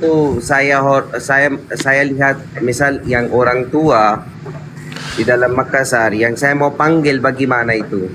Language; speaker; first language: Indonesian; non-native, learner; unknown